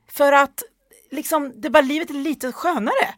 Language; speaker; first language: Swedish; early bilingual, other home language; Persian